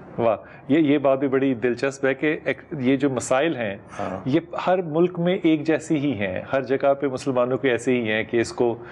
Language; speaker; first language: Urdu; native; Urdu